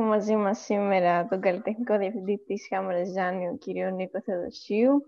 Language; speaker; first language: Greek; native; Greek